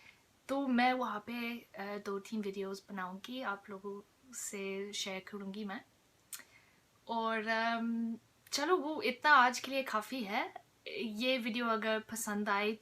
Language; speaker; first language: Hindi; non-native, fluent; English